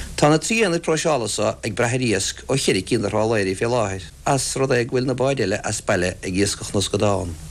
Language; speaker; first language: Irish; native; Irish